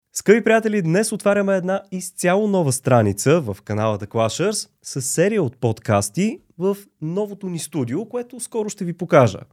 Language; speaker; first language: Bulgarian; native; Bulgarian